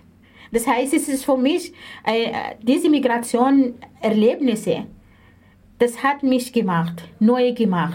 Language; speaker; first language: German; non-native, fluent; Arabic